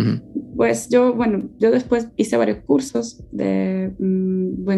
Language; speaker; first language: Spanish; non-native, fluent; Polish